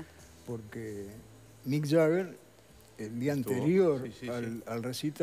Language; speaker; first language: Spanish; native; Spanish